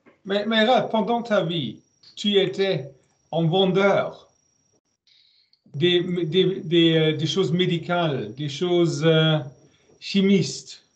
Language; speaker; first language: French; non-native, learner; German